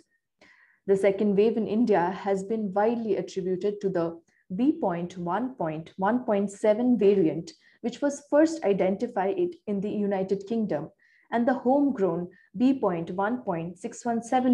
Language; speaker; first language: English; non-native, local second language; Bangla